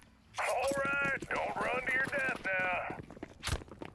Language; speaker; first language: English; non-native, learner; Hungarian